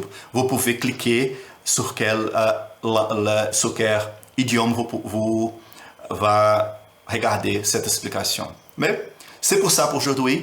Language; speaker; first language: French; non-native, learner; Portuguese